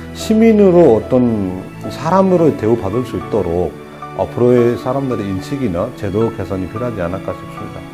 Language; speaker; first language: Korean; non-native, fluent; Nepali